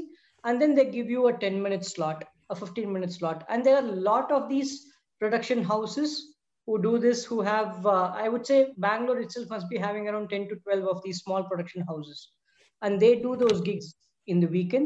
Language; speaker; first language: English; non-native, local second language; Tamil